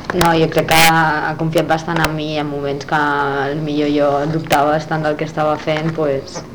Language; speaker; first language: Catalan; non-native, local second language; Spanish